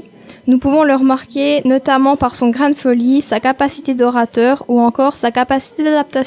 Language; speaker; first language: French; native; French